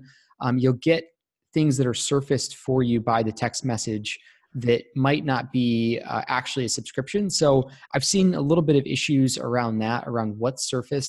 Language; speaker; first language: English; native; English